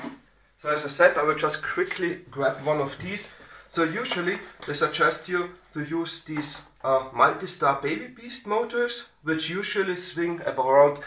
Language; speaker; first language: English; non-native, fluent; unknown